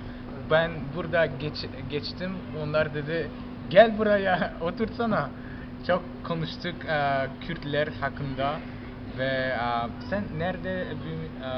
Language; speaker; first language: Turkish; non-native, learner; Chinese